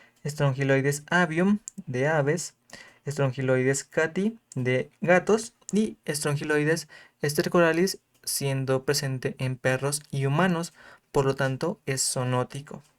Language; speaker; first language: Spanish; native; Spanish